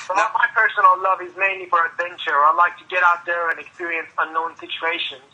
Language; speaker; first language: English; non-native, fluent; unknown